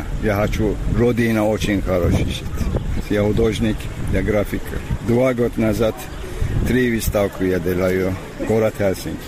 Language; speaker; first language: Russian; non-native, learner; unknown